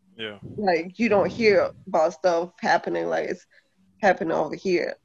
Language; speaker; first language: English; early bilingual, other home language; Polish